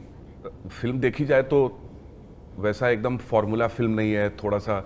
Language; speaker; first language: Hindi; non-native, local second language; Telugu